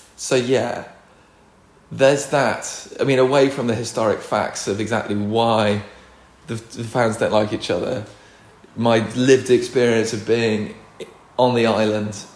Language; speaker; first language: English; native; English